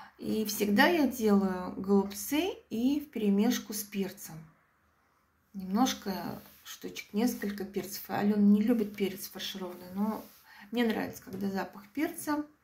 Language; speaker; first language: Russian; native; Russian